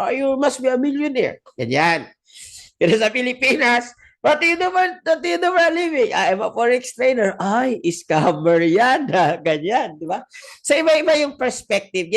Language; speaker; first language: Filipino; non-native, local second language; Cebuano